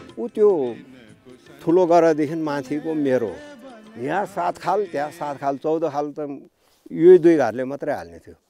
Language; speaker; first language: Nepali; non-native, local second language; Gurung